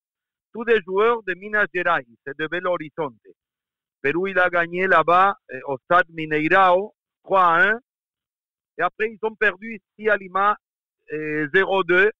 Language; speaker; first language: French; non-native, fluent; Spanish